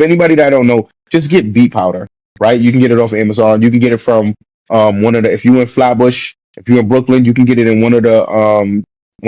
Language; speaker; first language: English; native; English